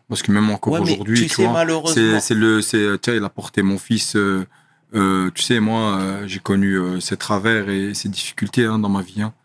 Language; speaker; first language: French; native; French